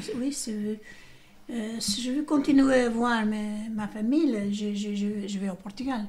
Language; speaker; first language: French; non-native, fluent; Portuguese